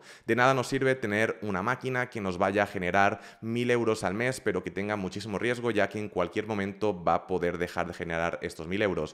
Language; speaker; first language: Spanish; native; Spanish